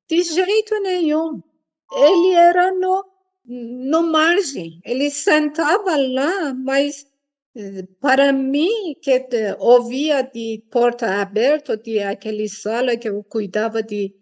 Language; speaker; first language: Portuguese; non-native, fluent; Persian